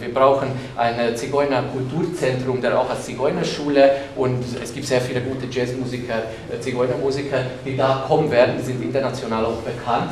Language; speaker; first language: German; non-native, fluent; Hungarian